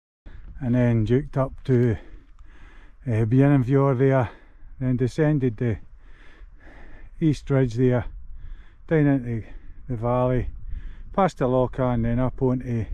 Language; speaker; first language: English; native; English